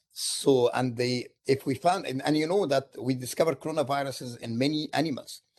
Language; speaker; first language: English; non-native, fluent; Arabic